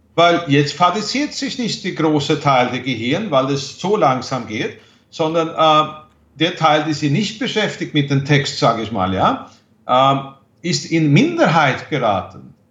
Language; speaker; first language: German; non-native, fluent; Swedish